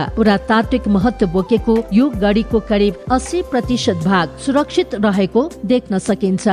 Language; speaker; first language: Nepali; native; Nepali